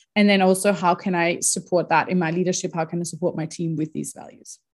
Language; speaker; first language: English; non-native, fluent; German